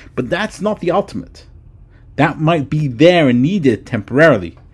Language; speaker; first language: English; native; English